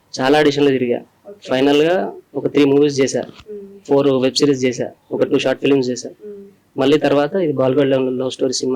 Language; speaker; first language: Telugu; native; Telugu